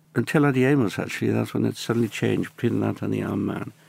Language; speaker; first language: English; native; English